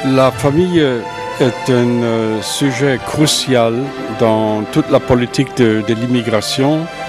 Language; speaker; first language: French; non-native, fluent; German